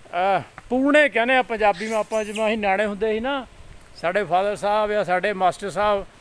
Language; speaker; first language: English; non-native, local second language; Punjabi